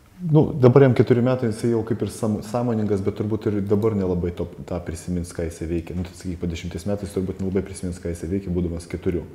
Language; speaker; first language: Lithuanian; native; Lithuanian